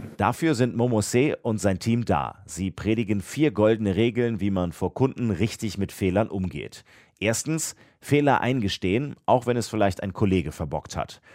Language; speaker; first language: German; native; German